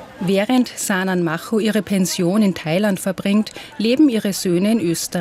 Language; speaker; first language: German; native; German